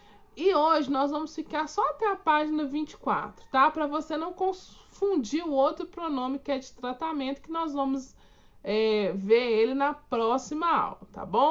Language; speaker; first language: Portuguese; native; Portuguese